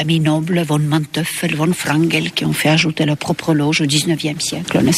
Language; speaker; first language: French; non-native, fluent; Estonian